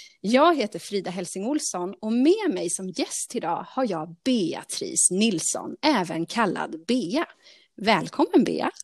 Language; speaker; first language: Swedish; native; Swedish